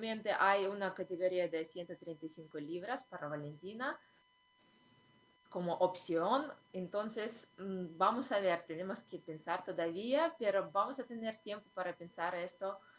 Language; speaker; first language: Spanish; non-native, fluent; Russian